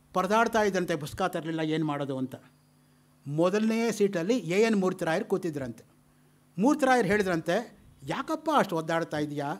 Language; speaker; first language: Kannada; native; Kannada